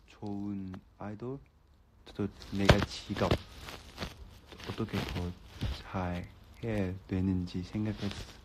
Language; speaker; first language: Korean; non-native, learner; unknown